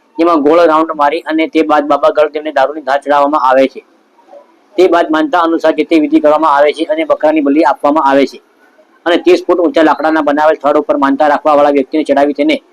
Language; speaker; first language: Gujarati; native; Gujarati